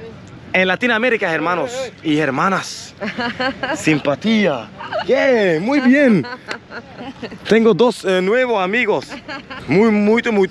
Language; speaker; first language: Spanish; non-native, learner; Swedish